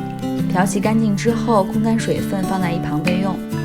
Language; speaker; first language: Chinese; native; Chinese